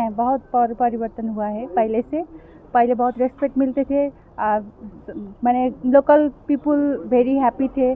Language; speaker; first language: Hindi; non-native, learner; Nepali